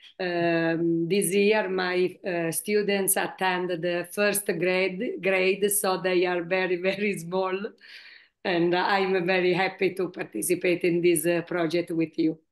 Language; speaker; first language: English; non-native, fluent; Italian